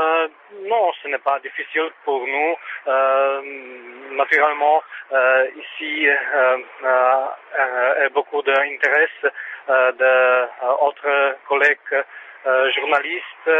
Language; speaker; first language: French; non-native, learner; Czech